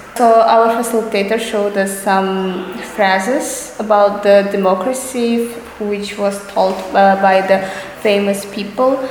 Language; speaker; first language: English; non-native, fluent; Russian